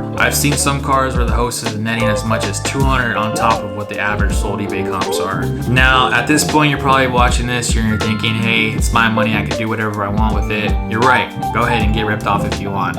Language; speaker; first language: English; native; English